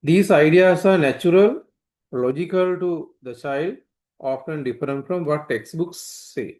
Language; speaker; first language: English; non-native, local second language; Sinhala